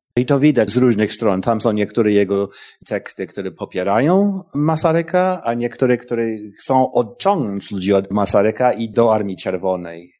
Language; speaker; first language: Polish; non-native, fluent; English